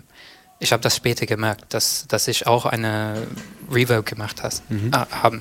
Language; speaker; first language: German; non-native, learner; English